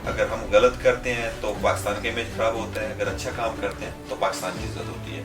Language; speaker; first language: Urdu; non-native, local second language; Punjabi